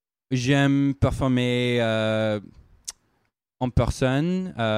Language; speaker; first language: French; non-native, learner; English